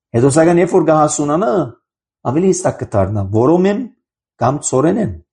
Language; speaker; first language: Armenian; native; Armenian